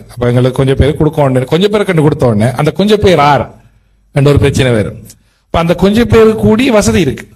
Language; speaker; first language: Tamil; native; Tamil